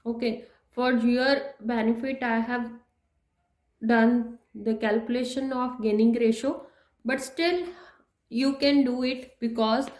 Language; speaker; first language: English; non-native, local second language; Punjabi